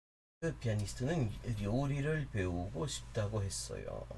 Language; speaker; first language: Korean; non-native, learner; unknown